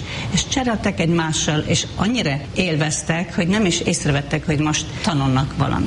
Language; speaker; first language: Hungarian; non-native, fluent; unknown